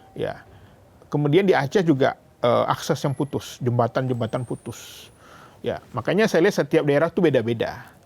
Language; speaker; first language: Indonesian; native; Indonesian